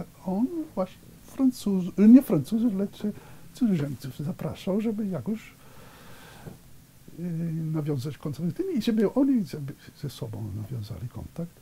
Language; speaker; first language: Polish; non-native, fluent; Italian